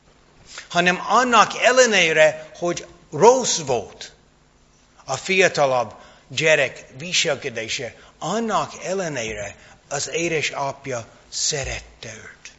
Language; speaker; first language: Hungarian; non-native, fluent; English